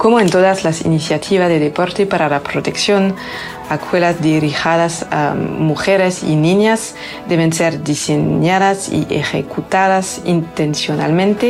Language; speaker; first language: Spanish; native; Spanish